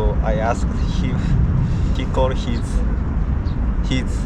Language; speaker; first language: English; non-native, learner; Japanese